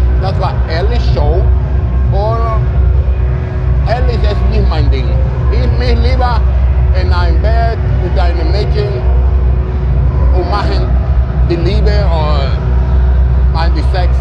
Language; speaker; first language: German; non-native, fluent; Italian